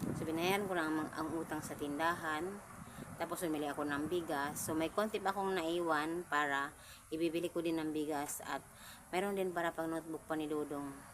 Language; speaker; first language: Filipino; non-native, local second language; Cebuano